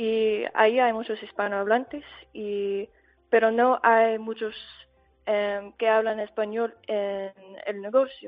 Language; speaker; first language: Spanish; non-native, learner; English